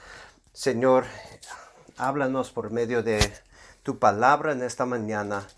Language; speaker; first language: Spanish; non-native, fluent; English